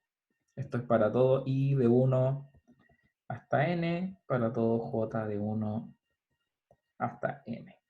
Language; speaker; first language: Spanish; native; Spanish